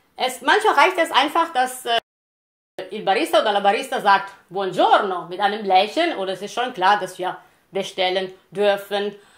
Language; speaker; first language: German; non-native, fluent; Italian